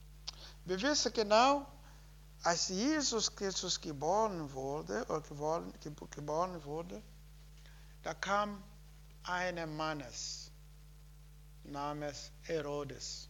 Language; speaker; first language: German; non-native, learner; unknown